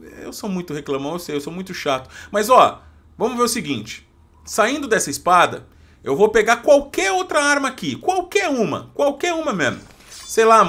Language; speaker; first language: Portuguese; native; Portuguese